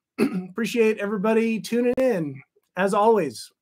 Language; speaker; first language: English; native; English